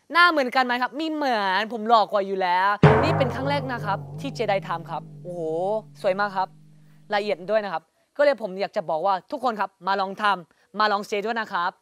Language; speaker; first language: Thai; non-native, fluent; Korean